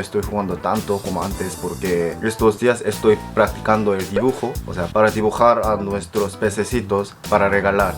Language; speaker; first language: Spanish; non-native, fluent; Korean